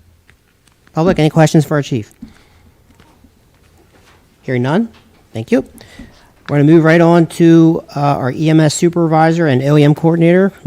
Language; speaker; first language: English; native; English